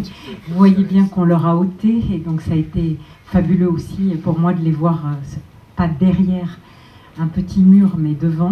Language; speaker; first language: French; native; French